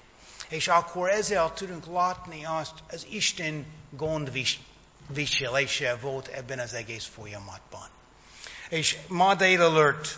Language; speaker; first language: Hungarian; non-native, fluent; English